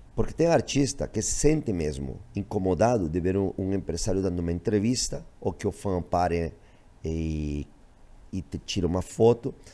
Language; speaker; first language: Portuguese; non-native, fluent; Spanish